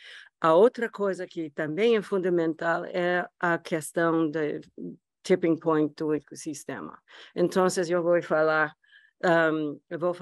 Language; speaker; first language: Portuguese; non-native, fluent; English